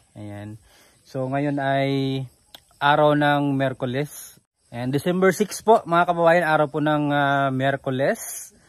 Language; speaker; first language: Filipino; non-native, local second language; Cebuano